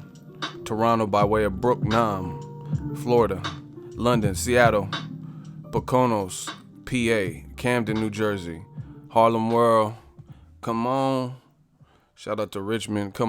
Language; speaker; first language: English; native; English